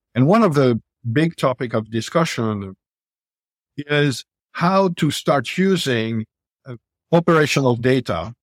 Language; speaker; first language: English; non-native, fluent; French